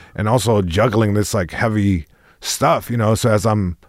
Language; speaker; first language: English; early bilingual, other home language; Spanish